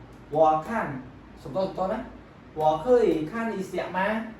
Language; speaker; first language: Chinese; non-native, fluent; Khmer